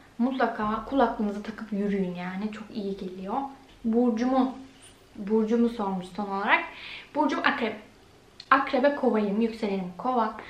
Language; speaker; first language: Turkish; early bilingual, heritage; Turkish